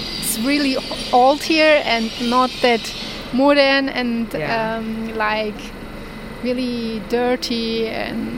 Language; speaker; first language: English; non-native, learner; Turkish